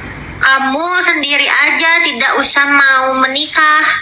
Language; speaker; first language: Indonesian; non-native, local second language; Sundanese